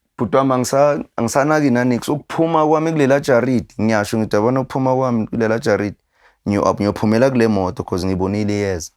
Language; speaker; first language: Zulu; native; Zulu